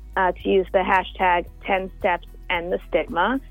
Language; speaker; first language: English; native; English